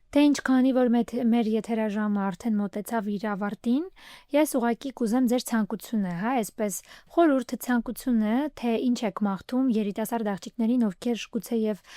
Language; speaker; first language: Armenian; native; Armenian